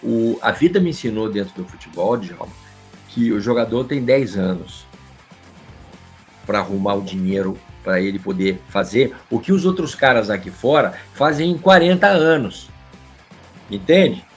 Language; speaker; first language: Portuguese; native; Portuguese